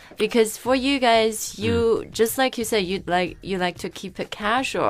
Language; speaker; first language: English; non-native, fluent; Chinese